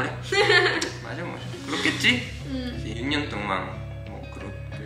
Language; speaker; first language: Korean; non-native, fluent; Japanese